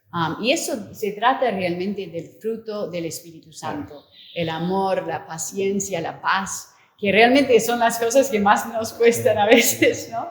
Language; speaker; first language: Spanish; non-native, fluent; English